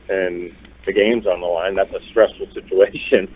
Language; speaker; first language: English; native; English